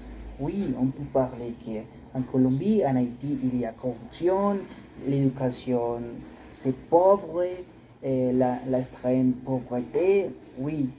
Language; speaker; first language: French; non-native, learner; Spanish